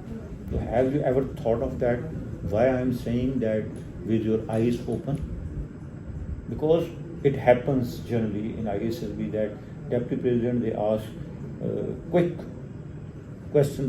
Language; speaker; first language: English; non-native, local second language; Urdu